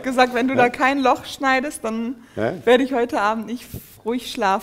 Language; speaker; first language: German; early bilingual, other home language; Turkish